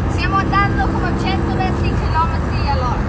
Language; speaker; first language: Italian; non-native, learner; English